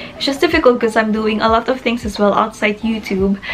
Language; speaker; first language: English; non-native, local second language; Filipino